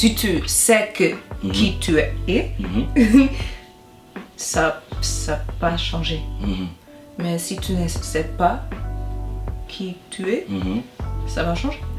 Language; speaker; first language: French; non-native, learner; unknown